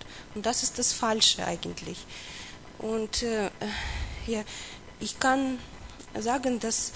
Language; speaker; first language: German; non-native, learner; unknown